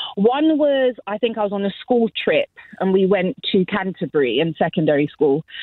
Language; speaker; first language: English; native; English